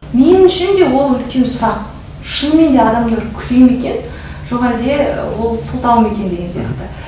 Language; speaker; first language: Kazakh; non-native, local second language; Russian